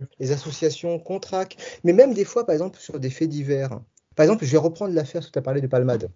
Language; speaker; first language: French; early bilingual, other home language; Tachelhit